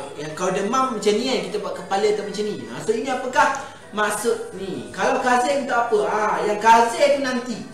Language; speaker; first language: Malay; native; Malay